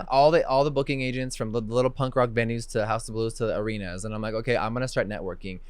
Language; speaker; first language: English; native; English